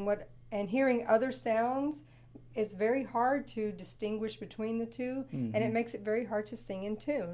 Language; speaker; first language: English; native; English